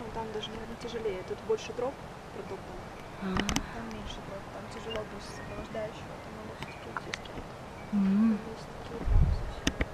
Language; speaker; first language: Russian; native; Russian